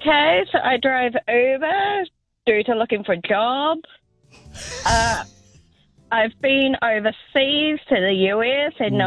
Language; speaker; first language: English; native; English